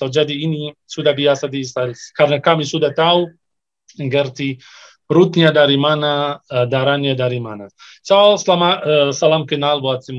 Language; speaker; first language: Indonesian; non-native, fluent; Arabic